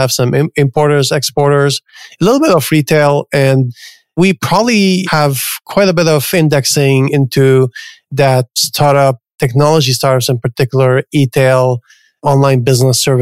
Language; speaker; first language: English; native; English